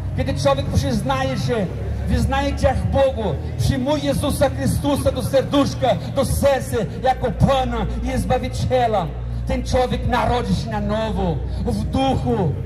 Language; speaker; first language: Polish; non-native, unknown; Portuguese